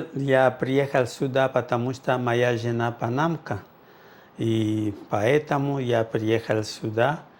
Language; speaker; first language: Russian; non-native, fluent; Portuguese